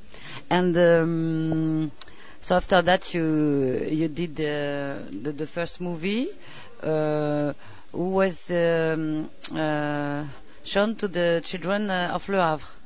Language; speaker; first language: English; non-native, learner; French